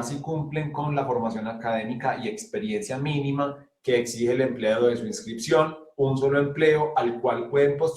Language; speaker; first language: Spanish; native; Spanish